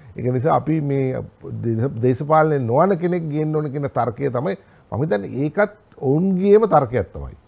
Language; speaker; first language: Sinhala; native; Sinhala